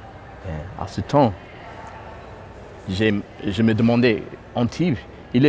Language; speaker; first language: French; non-native, fluent; English